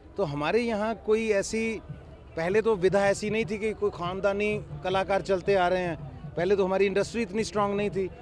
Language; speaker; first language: Hindi; non-native, local second language; Punjabi